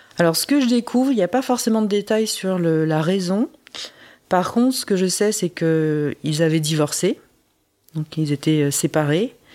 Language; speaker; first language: French; early bilingual, other home language; Korean